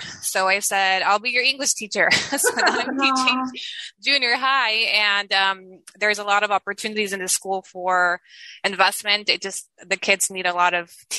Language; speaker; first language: English; early bilingual, other home language; Spanish